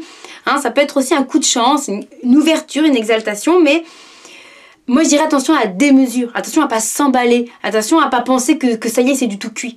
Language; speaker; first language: French; native; French